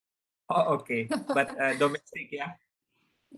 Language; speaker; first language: English; non-native, learner; Indonesian